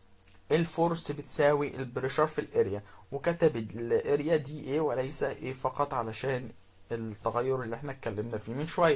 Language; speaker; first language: Arabic; native; Arabic